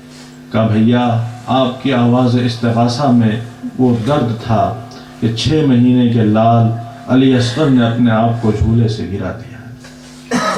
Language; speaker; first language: Urdu; native; Urdu